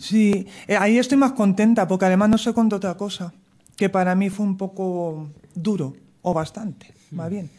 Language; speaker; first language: Spanish; native; Spanish